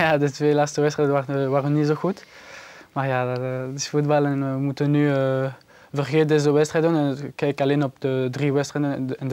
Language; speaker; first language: Dutch; non-native, learner; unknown